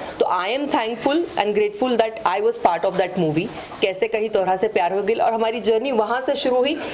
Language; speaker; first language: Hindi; non-native, local second language; Kannada